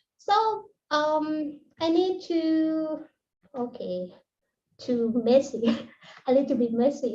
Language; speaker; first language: English; non-native, learner; Thai